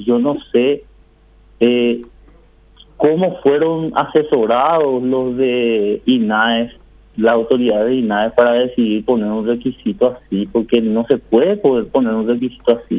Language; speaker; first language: Spanish; native; Spanish